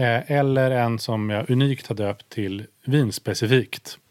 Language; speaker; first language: Swedish; native; Swedish